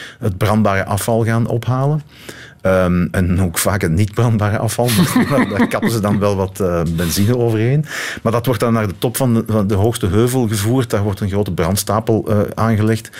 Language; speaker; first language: Dutch; native; Dutch